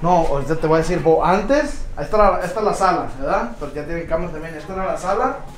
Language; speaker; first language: Spanish; early bilingual, heritage; Spanish